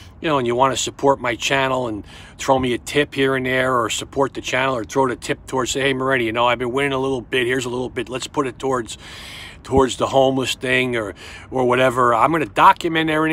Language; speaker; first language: English; native; English